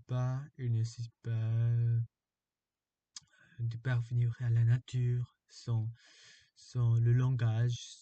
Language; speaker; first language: French; non-native, fluent; Korean